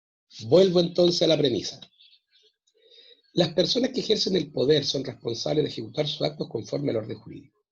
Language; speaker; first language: Spanish; native; Spanish